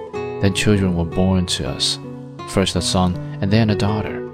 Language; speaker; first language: English; non-native, fluent; Chinese